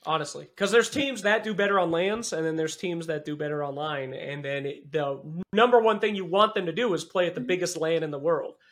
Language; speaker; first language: English; native; English